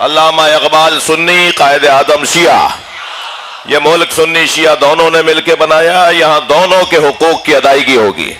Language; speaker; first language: Urdu; native; Urdu